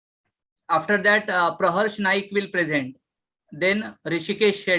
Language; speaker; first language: English; non-native, local second language; Marathi